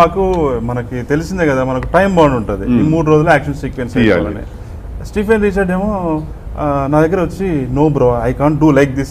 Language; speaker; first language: Telugu; native; Telugu